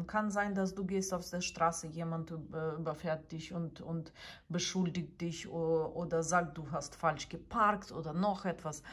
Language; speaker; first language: German; non-native, fluent; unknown